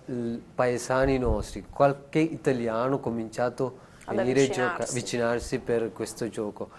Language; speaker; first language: Italian; non-native, learner; Sinhala